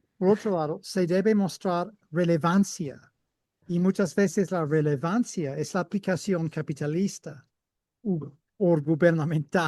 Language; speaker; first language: Spanish; non-native, fluent; English